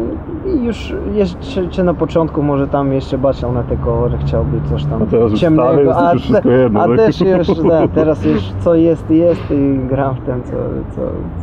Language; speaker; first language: Polish; non-native, learner; Russian